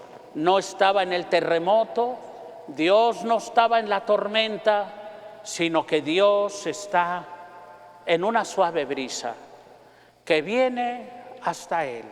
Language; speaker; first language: Spanish; native; Spanish